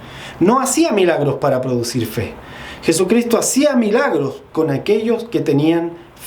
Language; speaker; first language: Spanish; native; Spanish